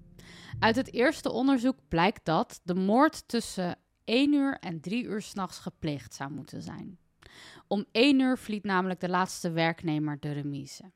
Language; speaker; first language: Dutch; native; Dutch